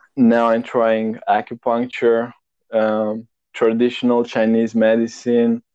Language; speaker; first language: English; non-native, fluent; Romanian